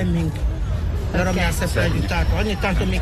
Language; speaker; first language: Italian; non-native, learner; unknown